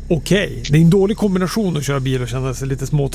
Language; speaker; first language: Swedish; native; Swedish